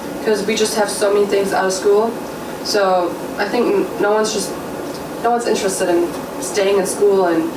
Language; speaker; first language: English; non-native, fluent; German